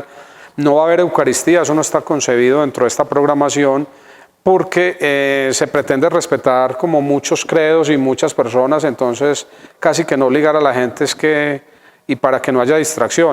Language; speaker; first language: Spanish; native; Spanish